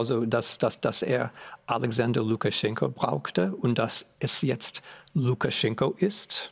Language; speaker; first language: German; non-native, fluent; English